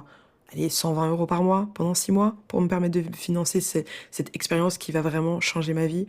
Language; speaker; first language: French; native; French